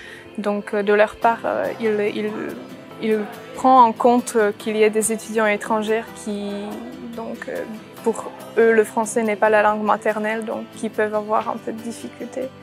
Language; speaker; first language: French; non-native, fluent; Czech